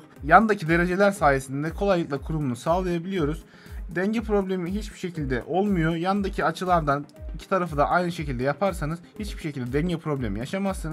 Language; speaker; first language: Turkish; native; Turkish